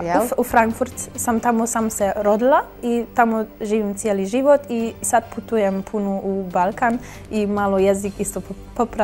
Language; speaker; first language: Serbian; early bilingual, heritage; German